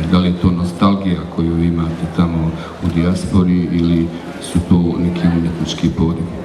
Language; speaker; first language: Bosnian; native; Bosnian